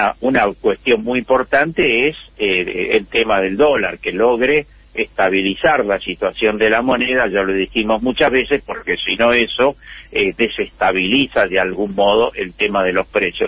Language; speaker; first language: Spanish; native; Spanish